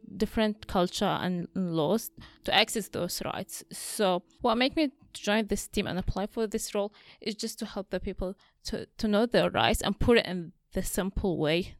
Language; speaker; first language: English; non-native, fluent; Arabic